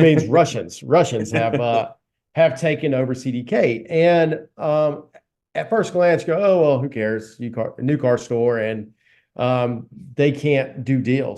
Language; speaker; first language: English; native; English